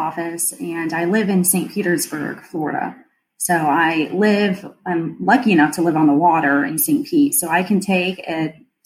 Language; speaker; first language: English; native; English